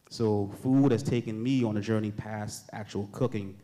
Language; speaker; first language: English; native; English